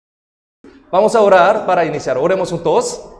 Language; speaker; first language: Spanish; non-native, fluent; Korean